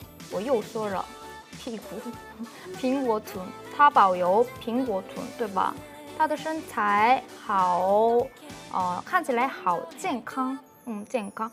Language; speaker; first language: Chinese; non-native, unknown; Korean